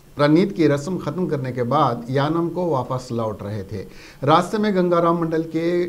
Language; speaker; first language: Urdu; native; Urdu